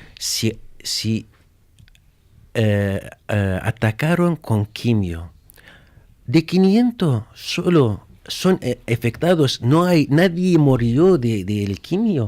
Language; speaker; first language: Spanish; non-native, fluent; Arabic